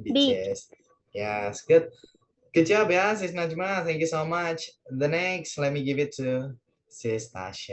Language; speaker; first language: English; non-native, fluent; Indonesian